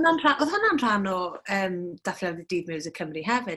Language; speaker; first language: Welsh; native; Welsh